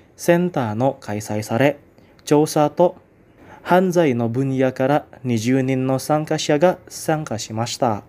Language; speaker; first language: Japanese; non-native, fluent; Indonesian